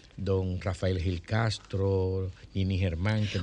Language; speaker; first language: Spanish; native; Spanish